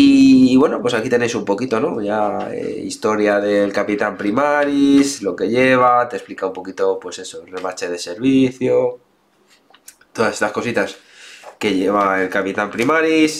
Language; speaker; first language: Spanish; native; Spanish